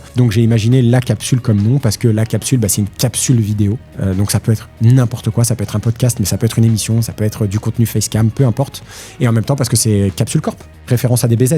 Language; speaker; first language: French; native; French